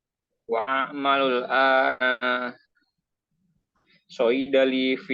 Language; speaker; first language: Arabic; non-native, learner; Indonesian